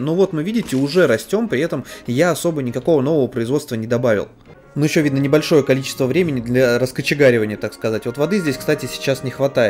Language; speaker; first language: Russian; native; Russian